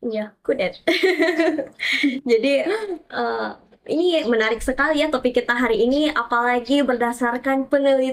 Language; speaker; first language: Indonesian; native; Indonesian